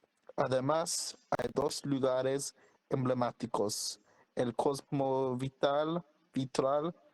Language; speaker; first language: Spanish; non-native, learner; English